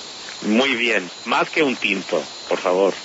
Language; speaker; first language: Spanish; non-native, fluent; English